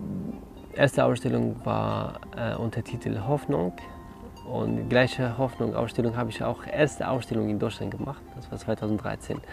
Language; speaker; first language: German; non-native, learner; Kurdish